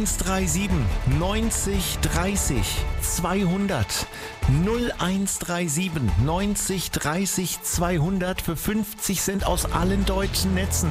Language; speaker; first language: German; native; German